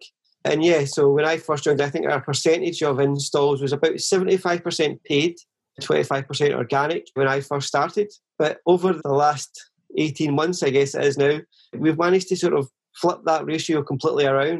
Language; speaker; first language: English; native; English